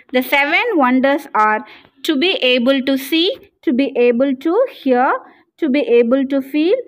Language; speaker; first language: English; non-native, local second language; Tamil